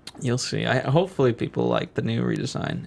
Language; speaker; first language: English; native; English